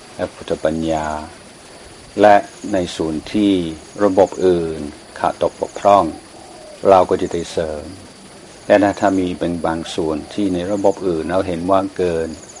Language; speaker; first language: Thai; non-native, fluent; English